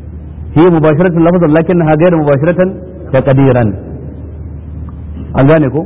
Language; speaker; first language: Arabic; non-native, fluent; Hausa